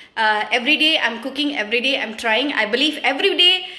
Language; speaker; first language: English; non-native, local second language; Tamil